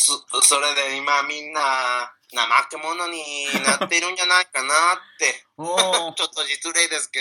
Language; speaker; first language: Japanese; non-native, fluent; Spanish